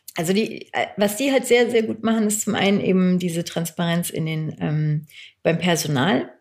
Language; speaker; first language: German; early bilingual, other home language; Turkish